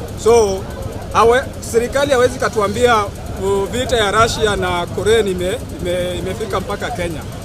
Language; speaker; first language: Swahili; non-native, local second language; Luo (Kenya and Tanzania)